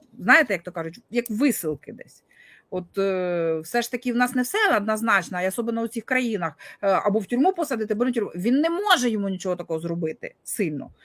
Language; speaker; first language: Ukrainian; non-native, local second language; Russian